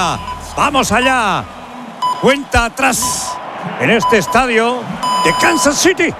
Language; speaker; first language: Spanish; native; Spanish